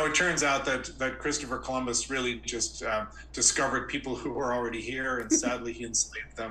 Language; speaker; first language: English; native; English